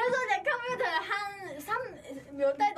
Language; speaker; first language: Korean; non-native, fluent; Thai